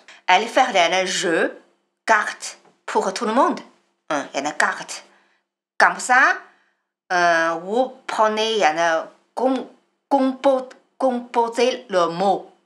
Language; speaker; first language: French; non-native, learner; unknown